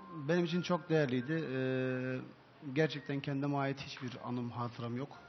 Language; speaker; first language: Turkish; early bilingual, heritage; Turkish